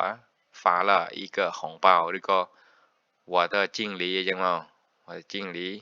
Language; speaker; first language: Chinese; non-native, fluent; Khmer